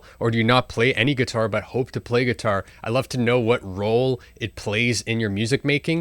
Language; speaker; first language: English; native; English